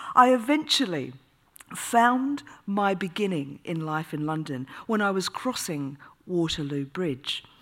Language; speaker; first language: English; native; English